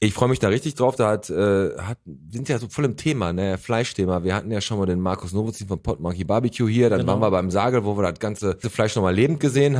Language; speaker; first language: German; native; German